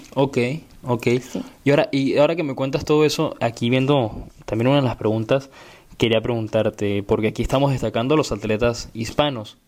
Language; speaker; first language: Spanish; native; Spanish